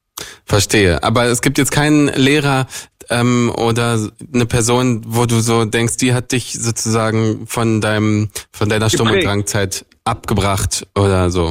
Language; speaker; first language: German; native; German